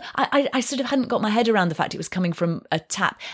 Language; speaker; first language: English; native; English